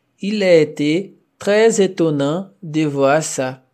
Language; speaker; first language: French; non-native, fluent; Portuguese